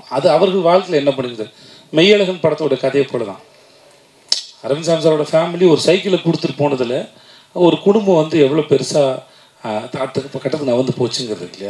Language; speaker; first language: Tamil; native; Tamil